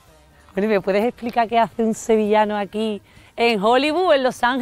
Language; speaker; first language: Spanish; native; Spanish